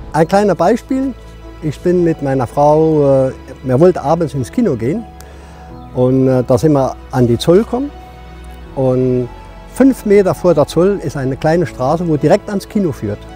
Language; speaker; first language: German; non-native, fluent; French